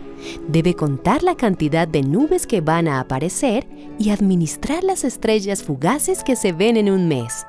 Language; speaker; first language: Spanish; native; Spanish